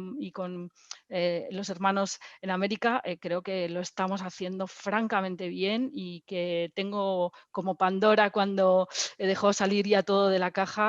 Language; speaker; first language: Spanish; native; Spanish